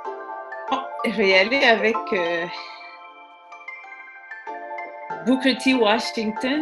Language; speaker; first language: French; early bilingual, other home language; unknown